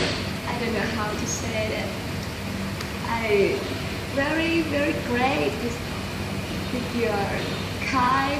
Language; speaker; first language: English; non-native, learner; Thai